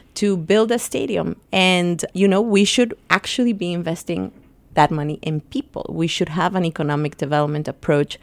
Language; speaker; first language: English; early bilingual, other home language; Spanish